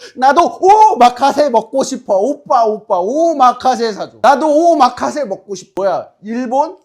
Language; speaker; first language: Korean; native; Korean